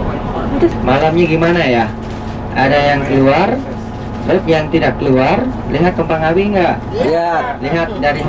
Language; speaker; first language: Indonesian; non-native, fluent; Vietnamese